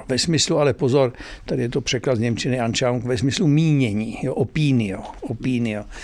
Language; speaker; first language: Czech; native; Czech